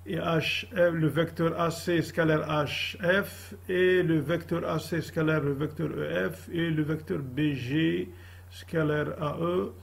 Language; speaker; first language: French; non-native, local second language; Arabic